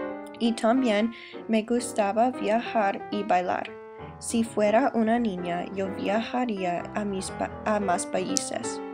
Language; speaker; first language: Spanish; non-native, learner; English